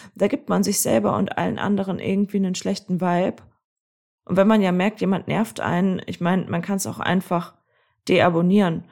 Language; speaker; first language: German; native; German